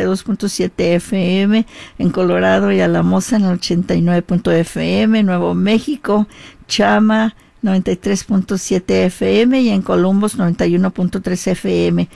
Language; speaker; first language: Spanish; early bilingual, heritage; Spanish